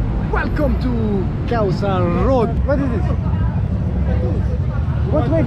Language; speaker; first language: English; non-native, fluent; Italian